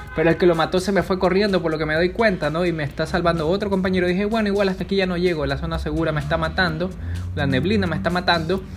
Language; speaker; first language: Spanish; native; Spanish